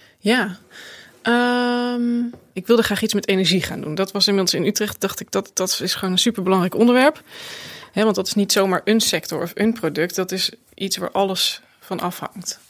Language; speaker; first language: Dutch; native; Dutch